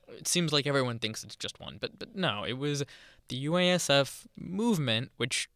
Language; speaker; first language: English; native; English